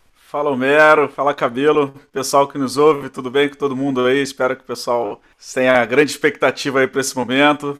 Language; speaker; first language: Portuguese; native; Portuguese